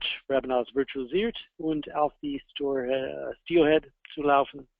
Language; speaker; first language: German; non-native, fluent; English